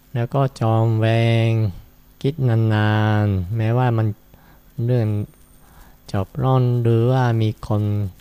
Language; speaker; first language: Thai; non-native, fluent; Japanese